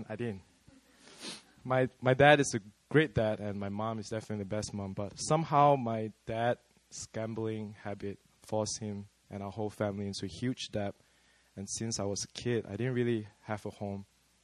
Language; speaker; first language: English; non-native, local second language; Chinese